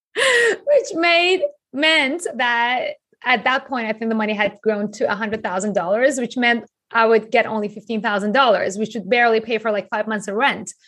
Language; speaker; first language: English; non-native, fluent; Persian